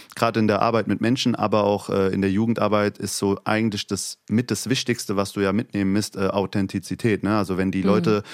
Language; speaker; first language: German; native; German